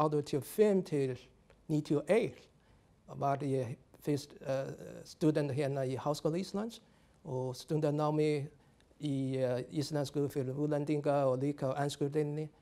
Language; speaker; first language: Icelandic; non-native, fluent; Chinese